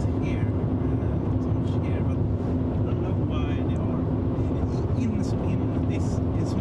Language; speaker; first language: English; non-native, fluent; Swedish